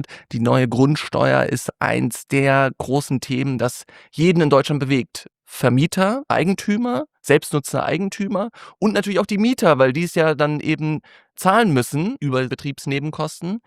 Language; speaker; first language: German; native; German